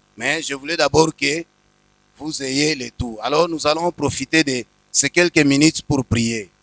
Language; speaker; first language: French; non-native, local second language; Swahili